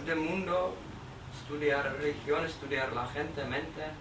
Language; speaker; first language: Spanish; non-native, learner; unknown